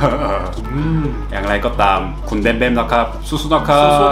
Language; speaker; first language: Thai; non-native, fluent; Korean